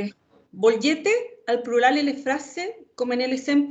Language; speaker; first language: Italian; non-native, learner; Spanish